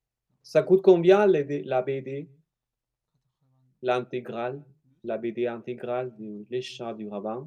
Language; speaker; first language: French; non-native, fluent; Spanish